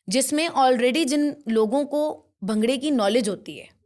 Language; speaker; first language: Hindi; non-native, local second language; Punjabi